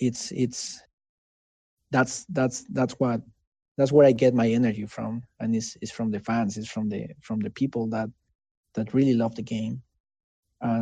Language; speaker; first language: English; non-native, fluent; Spanish